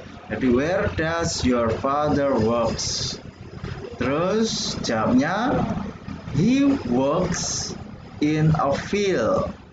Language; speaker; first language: English; non-native, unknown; Indonesian